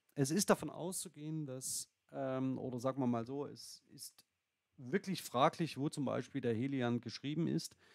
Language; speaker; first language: German; native; German